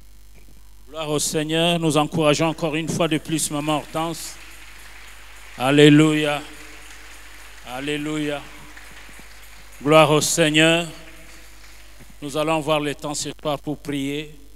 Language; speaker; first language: French; non-native, local second language; Lingala